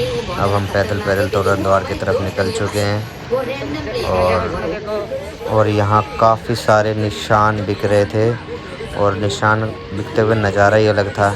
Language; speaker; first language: Hindi; native; Hindi